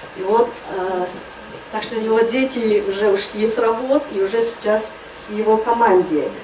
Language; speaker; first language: Russian; non-native, fluent; Mongolian